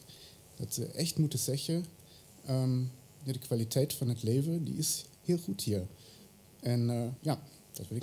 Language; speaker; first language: Dutch; non-native, fluent; German